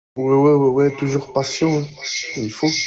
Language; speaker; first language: French; native; French